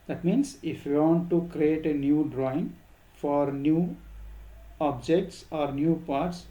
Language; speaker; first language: English; non-native, local second language; Kannada